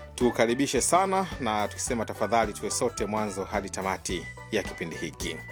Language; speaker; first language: Swahili; native; Swahili